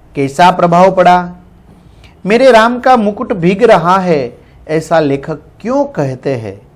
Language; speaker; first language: Hindi; non-native, local second language; Gujarati